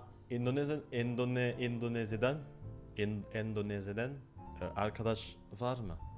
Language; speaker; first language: Turkish; non-native, learner; Indonesian